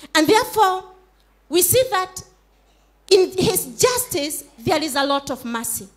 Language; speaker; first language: English; non-native, local second language; Swahili